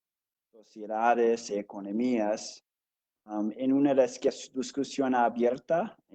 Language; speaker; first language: Spanish; non-native, fluent; English